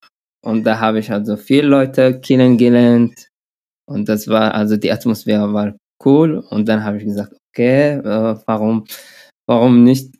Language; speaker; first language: German; non-native, learner; Arabic